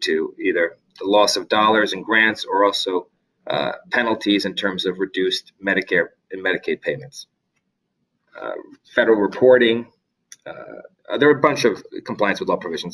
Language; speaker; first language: English; native; English